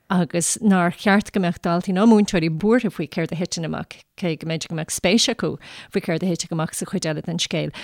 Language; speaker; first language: Irish; native; Irish